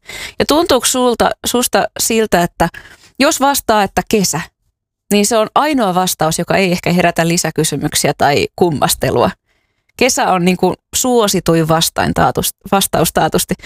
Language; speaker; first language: Finnish; native; Finnish